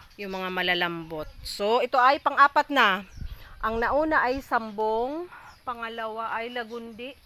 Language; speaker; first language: Filipino; non-native, local second language; Bikol